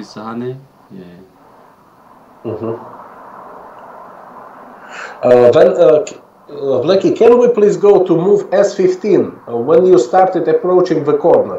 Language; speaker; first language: English; non-native, fluent; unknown